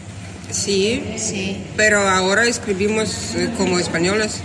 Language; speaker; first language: Spanish; non-native, learner; Russian